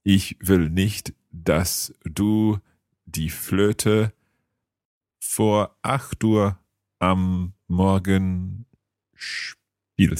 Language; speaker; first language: German; non-native, learner; English